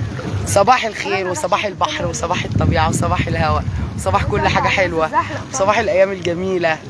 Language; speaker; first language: Arabic; native; Arabic